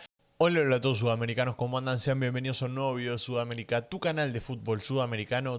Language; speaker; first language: Spanish; native; Spanish